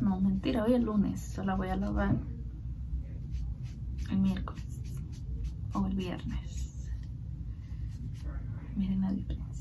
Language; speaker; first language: Spanish; early bilingual, heritage; Spanish